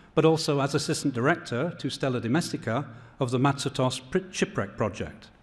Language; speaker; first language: English; native; English